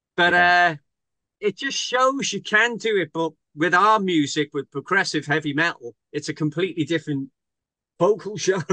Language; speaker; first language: English; native; English